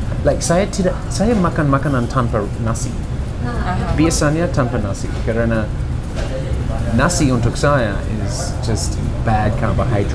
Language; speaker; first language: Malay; non-native, learner; English